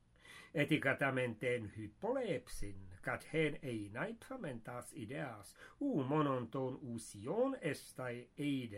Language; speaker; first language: Greek; non-native, fluent; English